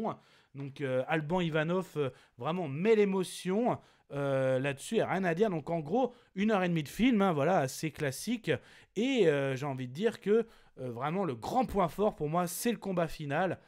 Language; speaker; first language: French; native; French